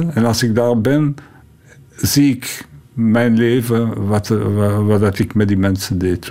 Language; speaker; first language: Dutch; non-native, local second language; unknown